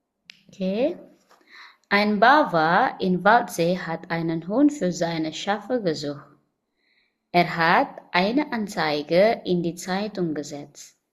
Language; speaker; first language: German; non-native, learner; Indonesian